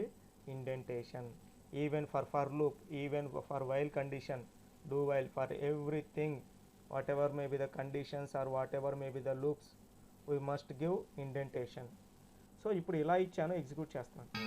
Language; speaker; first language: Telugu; native; Telugu